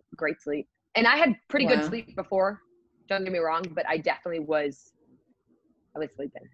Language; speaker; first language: English; native; English